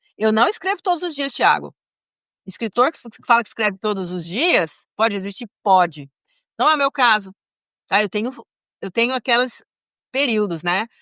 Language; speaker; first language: Portuguese; native; Portuguese